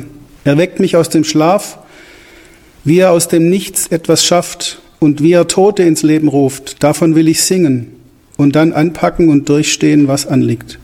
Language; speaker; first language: German; native; German